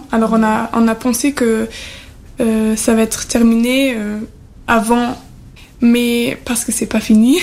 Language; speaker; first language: French; non-native, fluent; German